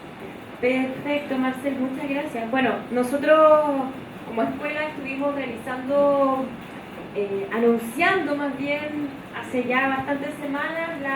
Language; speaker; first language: Spanish; native; Spanish